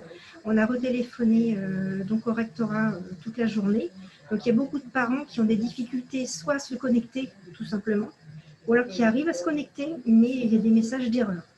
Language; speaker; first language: French; native; French